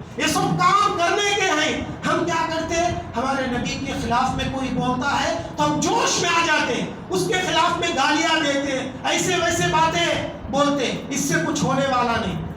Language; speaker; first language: Urdu; native; Urdu